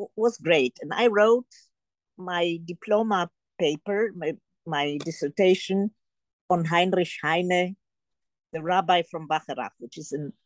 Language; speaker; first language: English; early bilingual, heritage; Polish